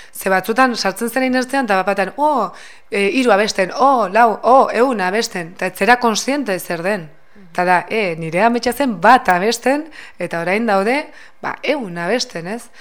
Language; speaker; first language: Basque; native; Basque